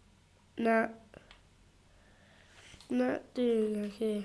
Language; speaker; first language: Welsh; non-native, local second language; English